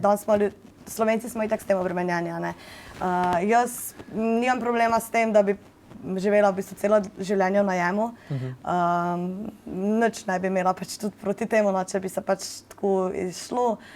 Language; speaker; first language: Slovenian; native; Slovenian